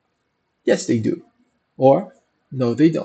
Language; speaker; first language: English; non-native, fluent; Portuguese